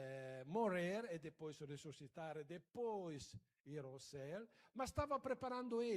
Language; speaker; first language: Portuguese; non-native, fluent; Italian